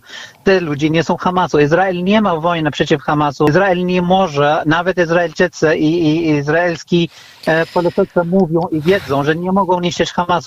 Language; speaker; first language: Polish; non-native, fluent; Arabic